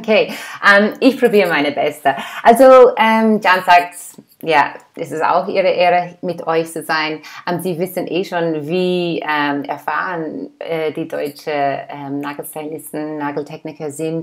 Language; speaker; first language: German; non-native, fluent; English